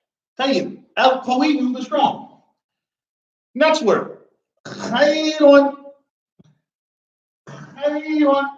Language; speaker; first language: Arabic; non-native, fluent; English